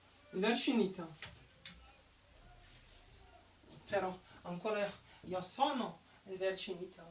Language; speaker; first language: Italian; non-native, learner; German